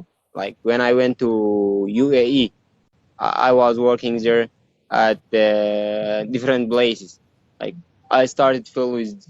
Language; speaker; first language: English; non-native, learner; Arabic